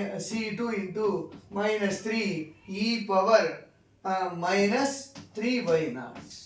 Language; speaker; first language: English; non-native, local second language; Telugu